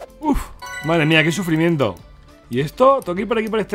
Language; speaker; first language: Spanish; native; Spanish